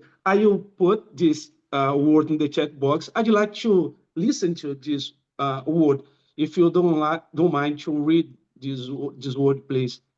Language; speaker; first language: English; non-native, fluent; Portuguese